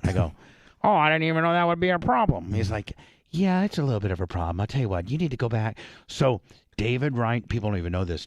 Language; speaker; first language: English; native; English